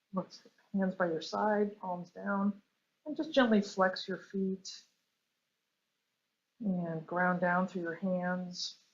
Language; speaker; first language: English; native; English